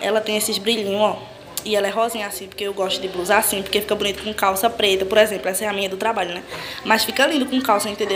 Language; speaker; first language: Portuguese; native; Portuguese